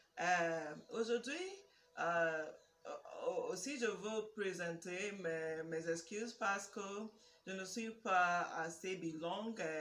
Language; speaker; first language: French; non-native, learner; English